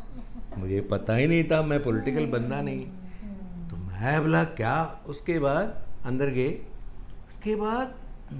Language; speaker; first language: Hindi; non-native, local second language; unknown